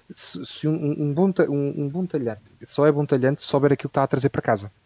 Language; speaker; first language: Portuguese; native; Portuguese